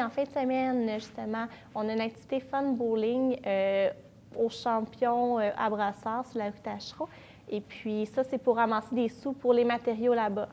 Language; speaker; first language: French; native; French